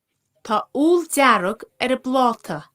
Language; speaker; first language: Irish; non-native, learner; English